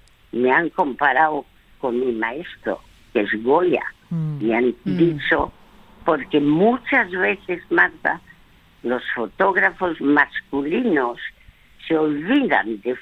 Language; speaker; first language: Spanish; early bilingual, other home language; French